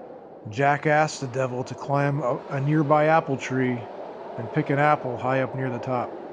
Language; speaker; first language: English; native; English